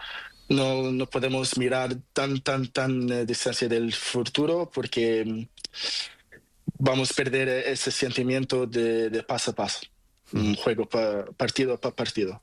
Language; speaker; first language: Spanish; non-native, learner; Portuguese